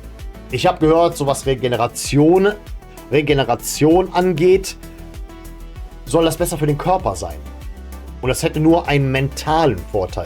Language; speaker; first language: German; native; German